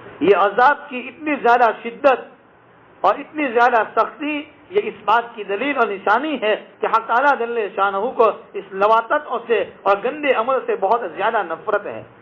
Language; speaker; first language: Urdu; non-native, local second language; Gujarati